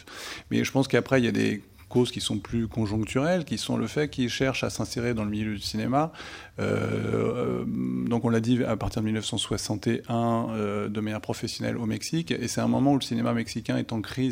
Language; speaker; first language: French; native; French